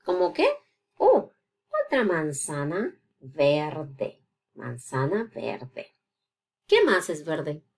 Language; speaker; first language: Spanish; non-native, fluent; English